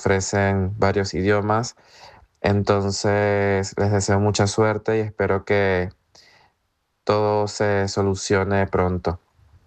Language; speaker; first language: Spanish; native; Spanish